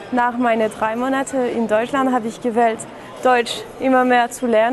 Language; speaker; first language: German; non-native, fluent; French